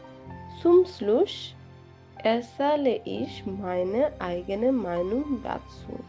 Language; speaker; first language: German; non-native, learner; Bangla